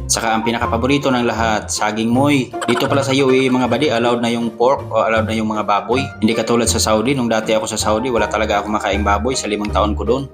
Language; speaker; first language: Filipino; non-native, local second language; Cebuano